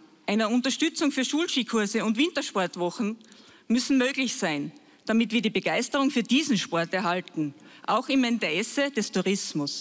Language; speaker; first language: German; native; German